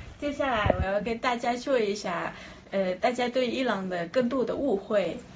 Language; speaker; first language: Chinese; non-native, fluent; Persian